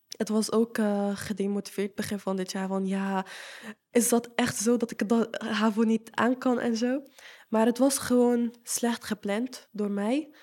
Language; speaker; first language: Dutch; non-native, fluent; Arabic